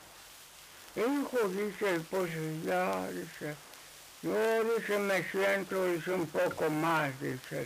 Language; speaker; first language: Spanish; non-native, local second language; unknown